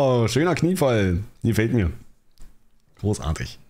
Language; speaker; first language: German; native; German